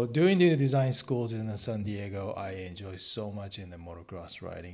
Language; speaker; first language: English; non-native, learner; Japanese